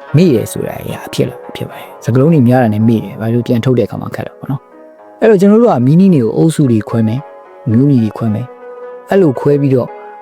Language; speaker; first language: Burmese; native; Burmese